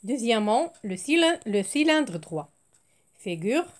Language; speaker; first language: French; non-native, local second language; Arabic